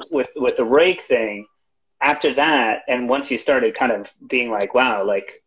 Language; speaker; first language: English; native; English